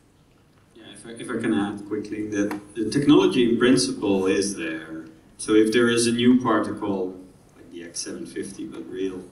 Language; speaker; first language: English; non-native, fluent; Spanish